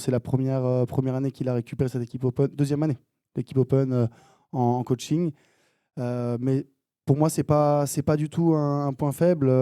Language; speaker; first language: French; native; French